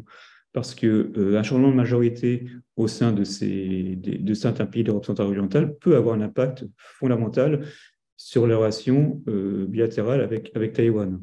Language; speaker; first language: French; native; French